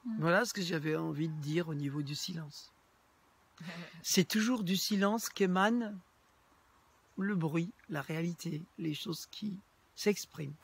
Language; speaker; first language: French; native; French